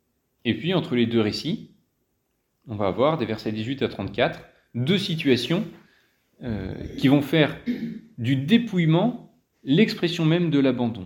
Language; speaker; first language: French; native; French